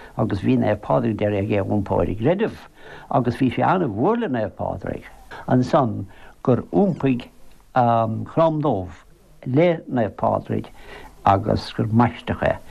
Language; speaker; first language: Irish; native; Irish